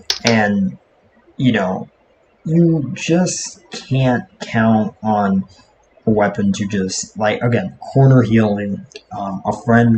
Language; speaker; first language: English; native; English